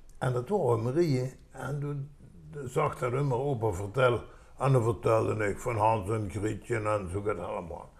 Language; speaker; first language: Dutch; native; Dutch